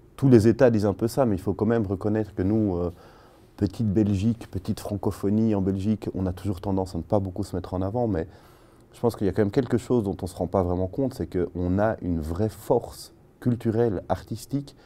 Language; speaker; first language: French; native; French